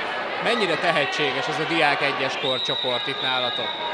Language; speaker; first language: Hungarian; native; Hungarian